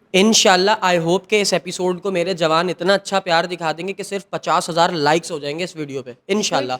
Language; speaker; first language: Urdu; non-native, local second language; Punjabi